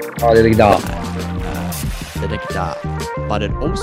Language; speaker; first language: English; non-native, learner; Japanese